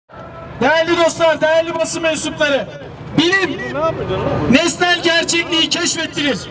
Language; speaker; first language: Turkish; native; Turkish